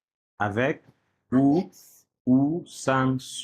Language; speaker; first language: French; non-native, fluent; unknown